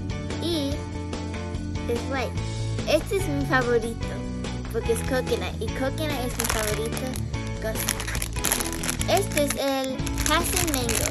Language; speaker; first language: Spanish; early bilingual, heritage; Spanish